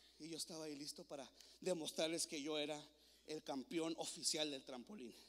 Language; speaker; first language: Spanish; native; Spanish